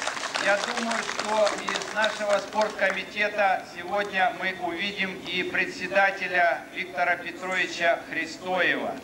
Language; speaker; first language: Russian; native; Russian